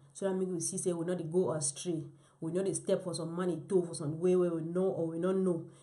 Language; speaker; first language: Nigerian Pidgin; native; Nigerian Pidgin